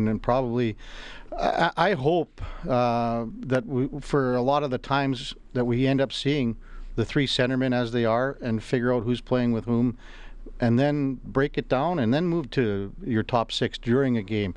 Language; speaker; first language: English; native; English